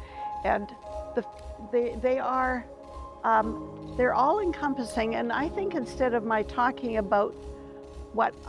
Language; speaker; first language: English; early bilingual, other home language; Ukrainian